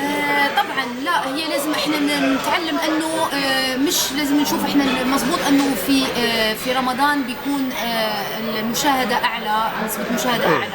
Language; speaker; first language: Arabic; native; Arabic